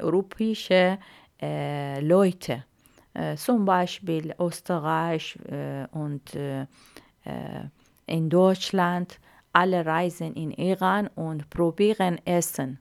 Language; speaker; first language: German; non-native, learner; Arabic